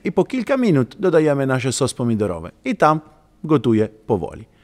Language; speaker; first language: Polish; non-native, learner; Italian